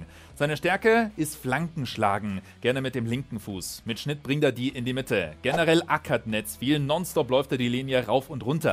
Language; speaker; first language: German; native; German